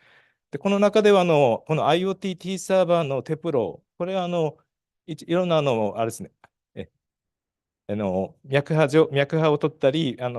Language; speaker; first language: Japanese; native; Japanese